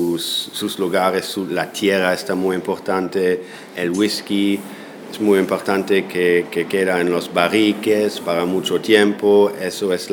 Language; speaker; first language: Spanish; non-native, fluent; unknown